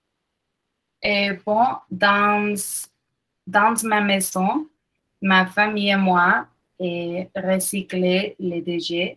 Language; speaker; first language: French; non-native, learner; Spanish